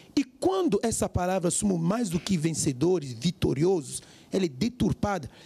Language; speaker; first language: Portuguese; non-native, fluent; French